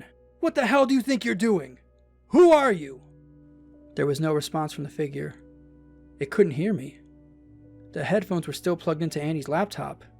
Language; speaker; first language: English; native; English